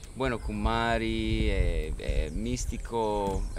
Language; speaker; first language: Spanish; non-native, fluent; English